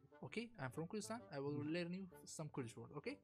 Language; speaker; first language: English; non-native, learner; Central Kurdish